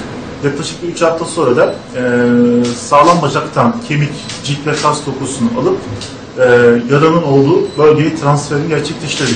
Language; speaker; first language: Turkish; native; Turkish